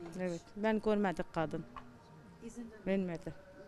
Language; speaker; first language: Turkish; non-native, learner; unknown